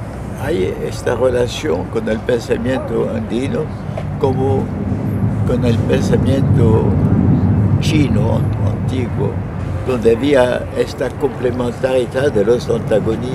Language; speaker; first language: Spanish; non-native, fluent; French